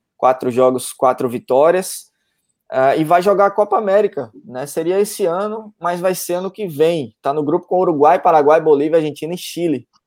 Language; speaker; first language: Portuguese; native; Portuguese